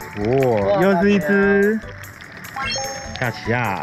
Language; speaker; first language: Chinese; native; Chinese